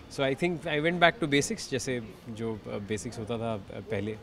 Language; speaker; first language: Hindi; native; Hindi